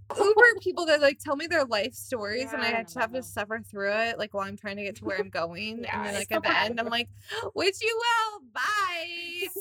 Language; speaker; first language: English; native; English